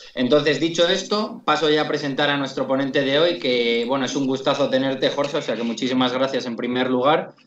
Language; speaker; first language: Spanish; native; Spanish